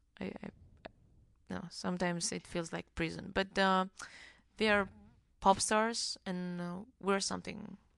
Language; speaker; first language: English; non-native, fluent; Greek